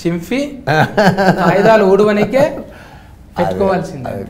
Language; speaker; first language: Telugu; native; Telugu